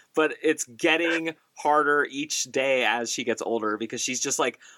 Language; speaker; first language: English; native; English